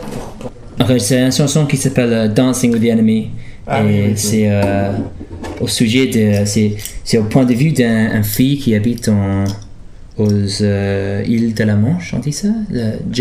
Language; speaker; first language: French; early bilingual, heritage; English